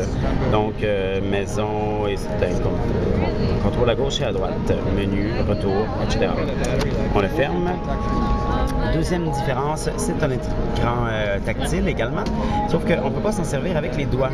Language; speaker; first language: French; native; French